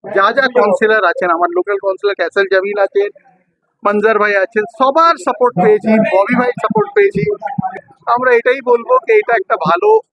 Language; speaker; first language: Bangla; non-native, local second language; Urdu